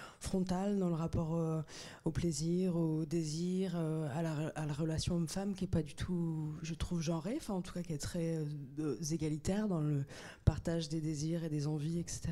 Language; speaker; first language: French; native; French